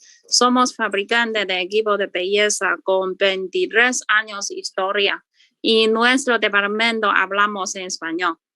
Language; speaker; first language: Spanish; non-native, learner; Chinese